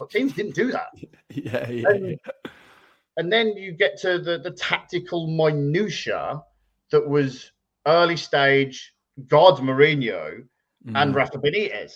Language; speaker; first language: English; native; English